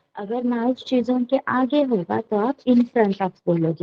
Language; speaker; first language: Hindi; non-native, local second language; Marathi